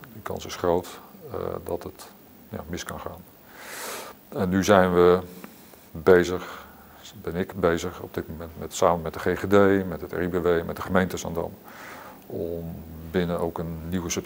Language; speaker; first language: Dutch; native; Dutch